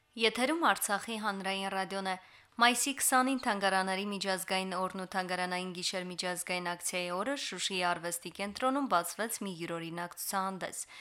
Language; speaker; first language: Armenian; native; Armenian